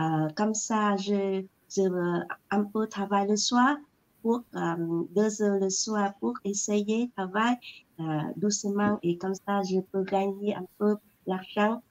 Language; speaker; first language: French; non-native, learner; Vietnamese